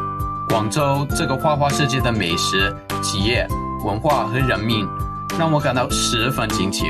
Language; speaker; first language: Chinese; non-native, fluent; English